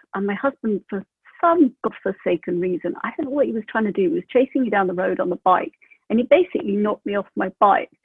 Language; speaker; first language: English; native; English